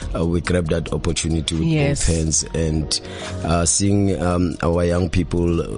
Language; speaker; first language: English; non-native, local second language; Zulu